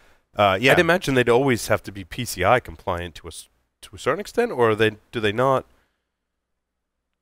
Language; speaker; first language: English; native; English